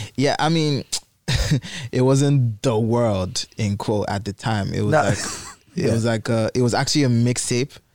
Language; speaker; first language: English; non-native, local second language; Igbo